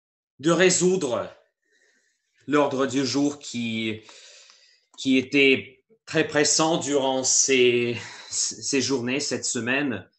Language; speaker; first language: French; non-native, fluent; Russian